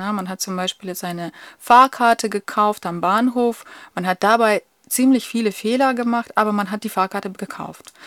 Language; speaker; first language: German; non-native, fluent; Russian